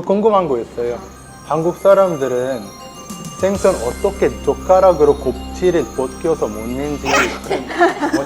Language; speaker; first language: Korean; non-native, fluent; Arabic